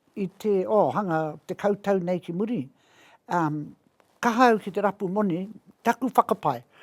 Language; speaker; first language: Māori; native; Māori